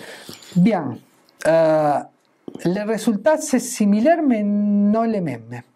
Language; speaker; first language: French; non-native, fluent; Spanish